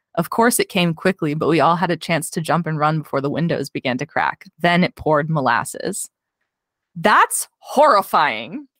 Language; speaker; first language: English; native; English